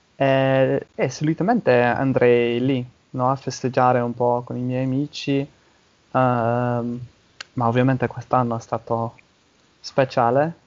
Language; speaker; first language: Italian; non-native, learner; English